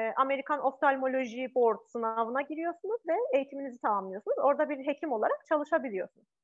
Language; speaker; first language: Turkish; non-native, fluent; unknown